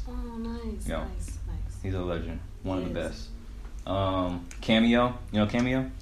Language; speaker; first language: English; native; English